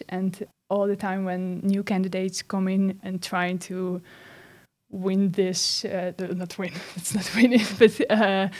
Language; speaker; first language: English; non-native, fluent; Russian